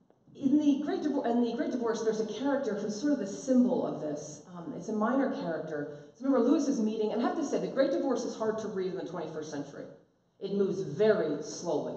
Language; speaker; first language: English; native; English